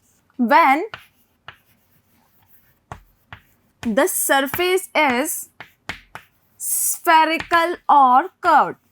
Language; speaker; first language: English; non-native, local second language; Hindi